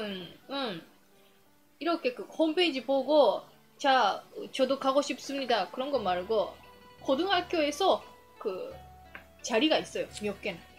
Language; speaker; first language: Korean; non-native, fluent; Japanese